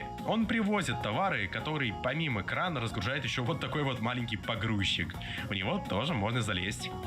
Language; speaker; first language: Russian; native; Russian